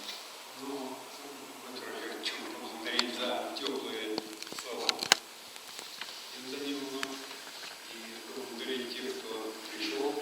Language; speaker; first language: Russian; native; Russian